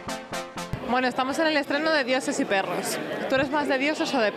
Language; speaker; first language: Spanish; native; Spanish